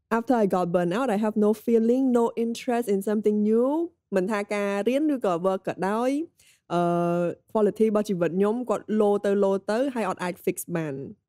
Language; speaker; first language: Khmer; native; Khmer